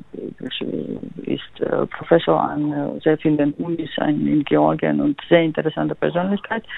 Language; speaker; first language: German; non-native, fluent; Georgian